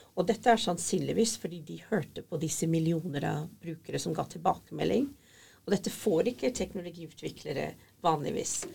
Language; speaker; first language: Norwegian; non-native, fluent; English